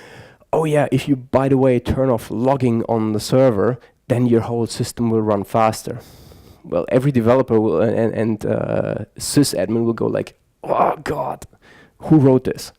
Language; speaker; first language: English; non-native, fluent; German